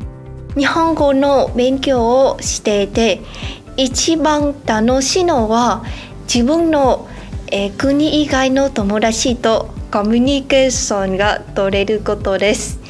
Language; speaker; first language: Japanese; non-native, learner; Vietnamese